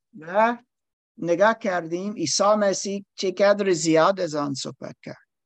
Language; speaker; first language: Persian; non-native, learner; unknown